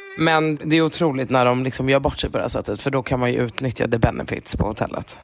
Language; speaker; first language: Swedish; native; Swedish